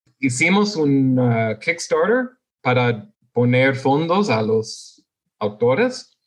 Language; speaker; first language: Spanish; non-native, fluent; English